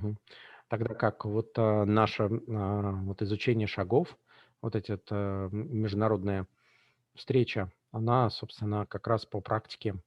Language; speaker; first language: Russian; native; Russian